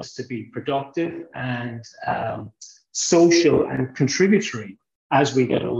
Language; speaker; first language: English; native; English